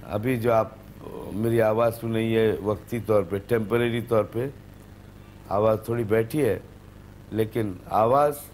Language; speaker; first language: Hindi; non-native, local second language; Urdu